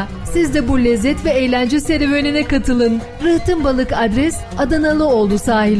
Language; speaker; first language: Turkish; native; Turkish